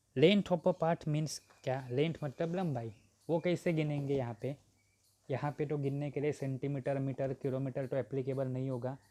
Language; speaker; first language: Hindi; non-native, local second language; Marathi